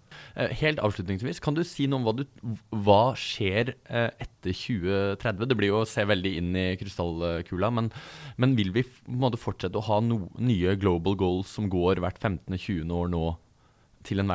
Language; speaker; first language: Norwegian; native; Norwegian